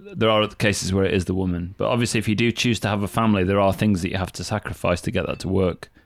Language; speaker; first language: English; native; English